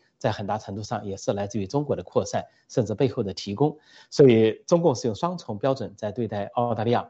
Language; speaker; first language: Chinese; native; Chinese